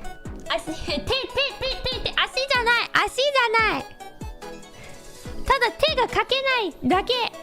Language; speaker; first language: Japanese; non-native, learner; English